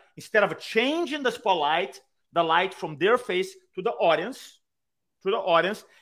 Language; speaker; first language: English; non-native, fluent; Portuguese